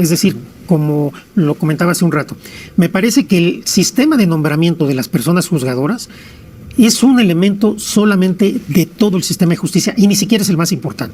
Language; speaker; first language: Spanish; native; Spanish